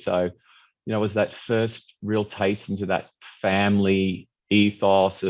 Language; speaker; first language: English; native; English